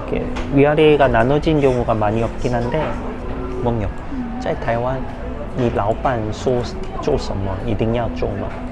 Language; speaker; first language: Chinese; non-native, fluent; Korean